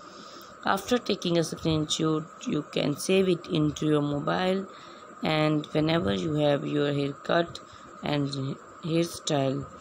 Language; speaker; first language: English; non-native, learner; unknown